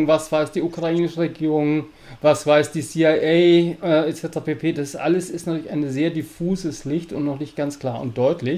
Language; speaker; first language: German; native; German